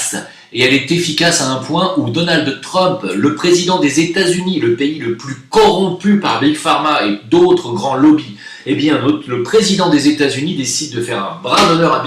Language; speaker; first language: French; native; French